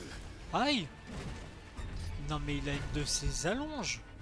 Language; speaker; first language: French; native; French